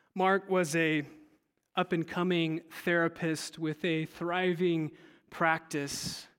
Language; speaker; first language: English; native; English